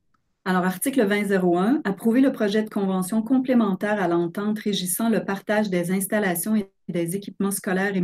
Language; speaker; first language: French; native; French